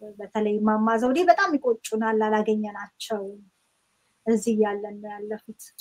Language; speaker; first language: Amharic; native; Amharic